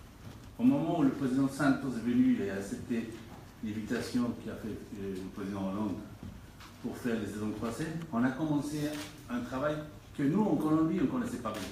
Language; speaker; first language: French; non-native, fluent; Spanish